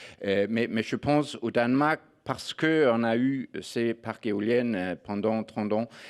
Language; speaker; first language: French; non-native, fluent; Danish